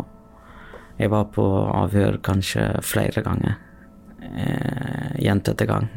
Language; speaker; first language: Norwegian; non-native, fluent; Tamil